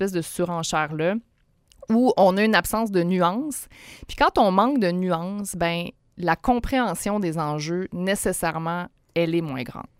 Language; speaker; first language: French; native; French